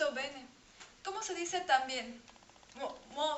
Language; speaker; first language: Spanish; non-native, fluent; French